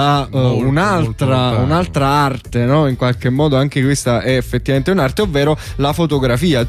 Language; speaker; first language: Italian; native; Italian